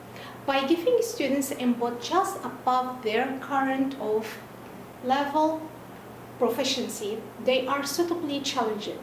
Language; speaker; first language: English; non-native, fluent; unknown